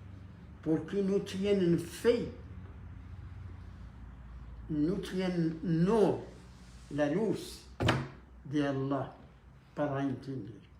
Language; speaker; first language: Spanish; non-native, fluent; Arabic